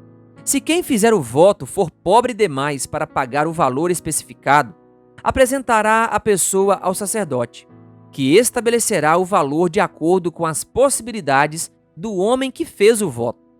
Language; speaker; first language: Portuguese; native; Portuguese